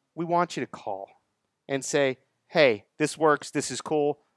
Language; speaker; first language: English; native; English